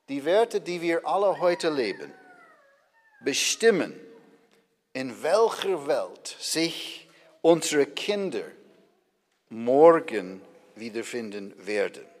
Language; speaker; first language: German; non-native, fluent; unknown